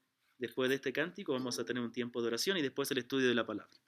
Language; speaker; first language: Spanish; native; Spanish